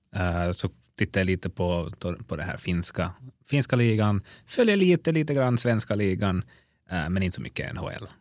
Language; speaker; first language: Swedish; native; Swedish